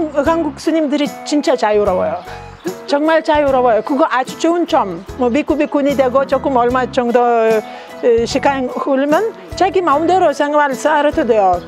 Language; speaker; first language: Korean; non-native, learner; Lithuanian